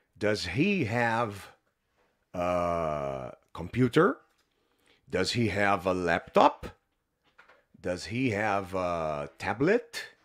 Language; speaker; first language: English; non-native, fluent; Portuguese